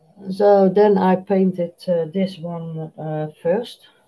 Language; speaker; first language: English; non-native, fluent; Dutch